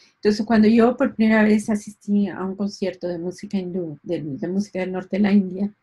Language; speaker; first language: Spanish; native; Spanish